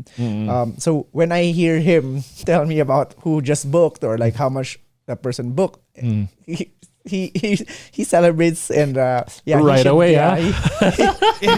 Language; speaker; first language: English; non-native, local second language; Filipino